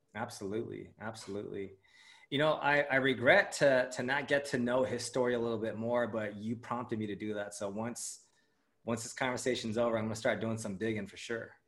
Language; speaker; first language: English; early bilingual, other home language; Japanese